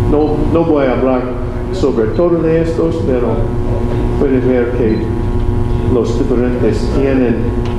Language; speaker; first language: Spanish; non-native, learner; English